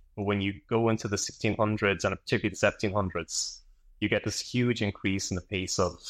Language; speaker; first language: English; native; English